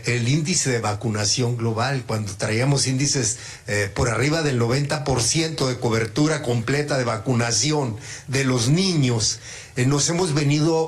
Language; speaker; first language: Spanish; native; Spanish